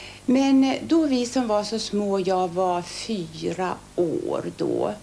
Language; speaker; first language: Swedish; early bilingual, other home language; Finnish